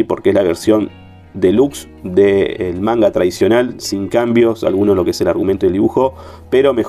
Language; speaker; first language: Spanish; native; Spanish